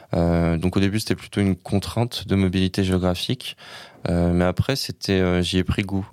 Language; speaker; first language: French; native; French